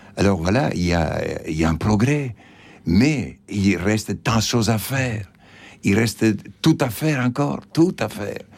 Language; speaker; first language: French; non-native, fluent; Spanish